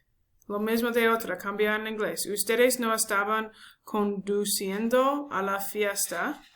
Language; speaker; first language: Spanish; non-native, learner; English